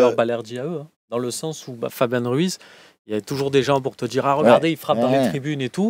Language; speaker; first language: French; native; French